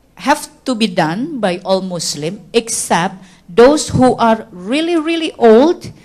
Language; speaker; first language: English; non-native, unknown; Indonesian